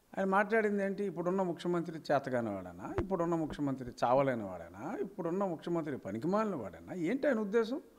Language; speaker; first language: Telugu; native; Telugu